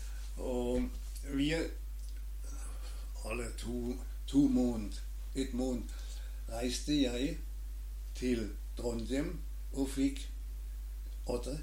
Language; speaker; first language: Norwegian; non-native, learner; German